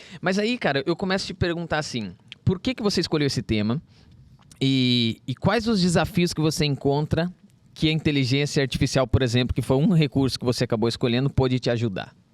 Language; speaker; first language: Portuguese; native; Portuguese